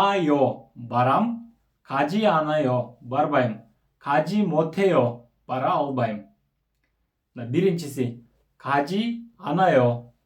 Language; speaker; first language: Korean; non-native, fluent; Kyrgyz